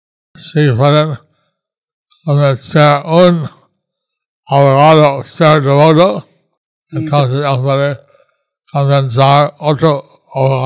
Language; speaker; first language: Spanish; non-native, learner; English